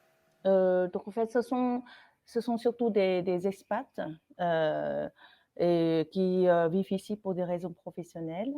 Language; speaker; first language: French; non-native, fluent; Vietnamese